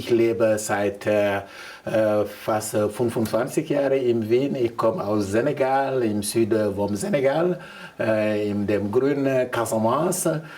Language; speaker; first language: German; non-native, learner; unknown